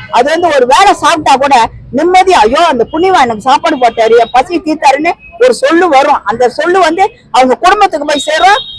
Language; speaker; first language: Tamil; native; Tamil